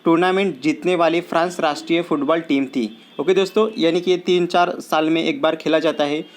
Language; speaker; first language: Hindi; non-native, local second language; Marathi